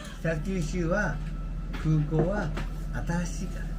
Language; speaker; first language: Japanese; native; Japanese